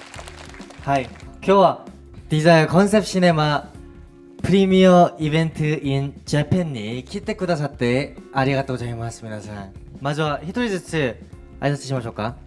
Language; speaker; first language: Japanese; non-native, learner; Korean